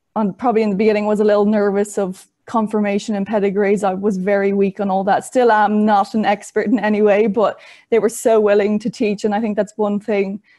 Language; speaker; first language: English; native; English